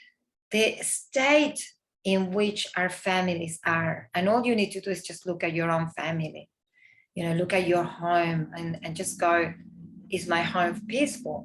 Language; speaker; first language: English; non-native, fluent; Spanish